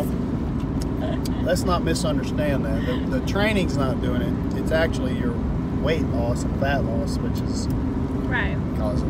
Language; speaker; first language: English; native; English